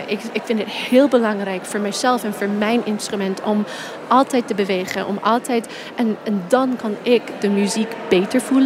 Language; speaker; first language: Dutch; non-native, fluent; English